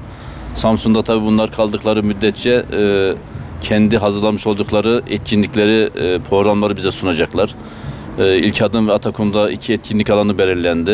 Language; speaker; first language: Turkish; native; Turkish